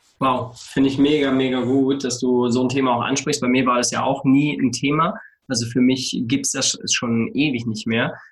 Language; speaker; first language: German; native; German